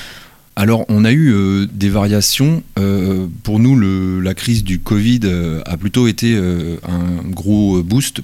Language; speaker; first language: French; native; French